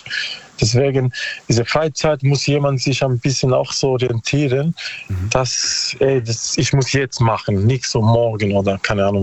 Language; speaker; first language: German; non-native, learner; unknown